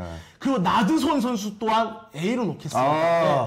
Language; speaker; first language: Korean; native; Korean